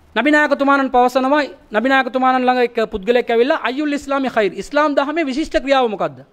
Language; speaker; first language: Sinhala; non-native, local second language; Tamil